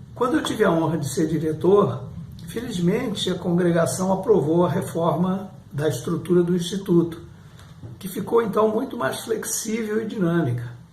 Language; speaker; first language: Portuguese; native; Portuguese